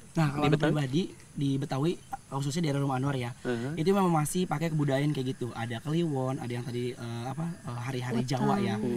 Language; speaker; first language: Indonesian; native; Indonesian